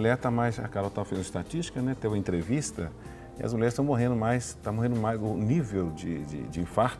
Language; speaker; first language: Portuguese; native; Portuguese